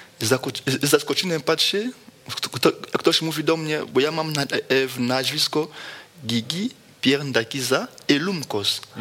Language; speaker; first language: Polish; non-native, fluent; Lingala